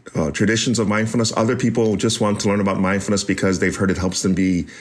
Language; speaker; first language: English; native; English